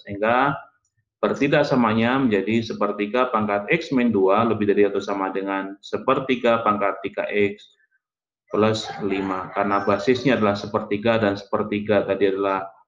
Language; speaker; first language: Indonesian; native; Indonesian